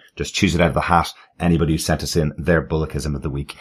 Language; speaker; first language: English; native; English